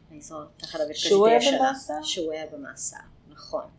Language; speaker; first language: Hebrew; non-native, fluent; Hungarian